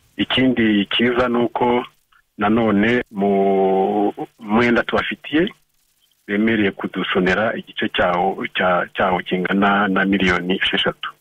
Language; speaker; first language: Kinyarwanda; native; Kinyarwanda